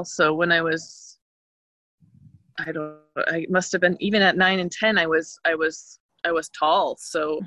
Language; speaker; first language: English; native; English